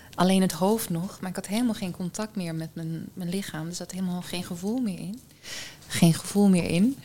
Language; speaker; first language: Dutch; early bilingual, heritage; Dutch